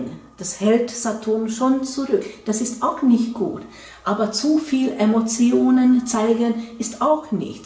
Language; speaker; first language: German; non-native, fluent; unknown